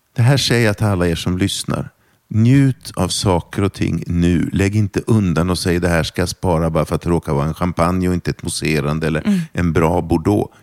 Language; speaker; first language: Swedish; non-native, local second language; German